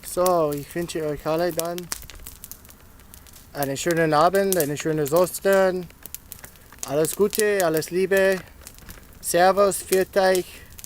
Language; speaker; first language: German; non-native, learner; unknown